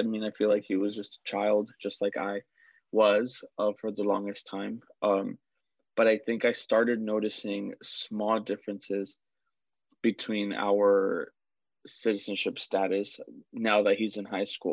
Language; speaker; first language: English; early bilingual, other home language; Spanish